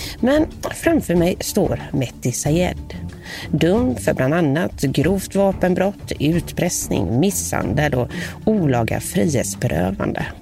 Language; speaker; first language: Swedish; native; Swedish